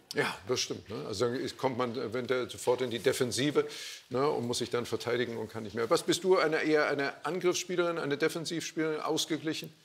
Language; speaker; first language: German; native; German